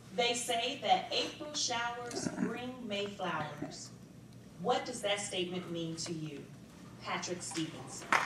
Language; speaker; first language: English; native; English